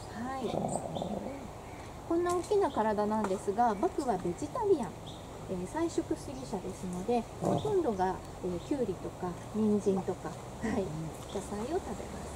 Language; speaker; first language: Japanese; native; Japanese